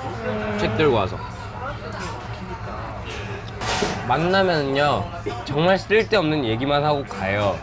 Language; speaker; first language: Korean; early bilingual, other home language; Urdu